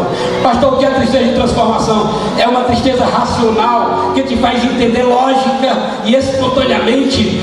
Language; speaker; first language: Portuguese; native; Portuguese